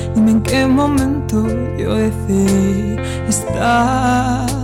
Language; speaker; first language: Spanish; native; Spanish